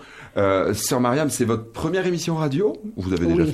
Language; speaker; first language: French; native; French